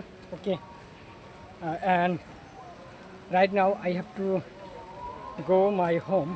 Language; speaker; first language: English; non-native, learner; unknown